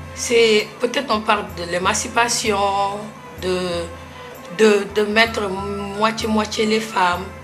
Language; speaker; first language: French; non-native, local second language; Wolof